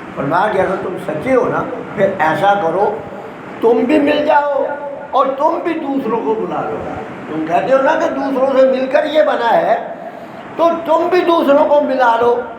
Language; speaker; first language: Urdu; non-native, local second language; Punjabi